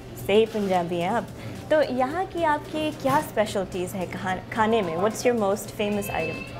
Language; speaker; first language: Hindi; early bilingual, heritage; Urdu